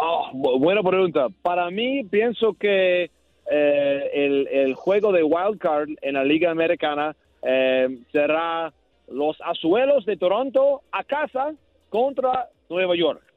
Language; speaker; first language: Spanish; non-native, learner; English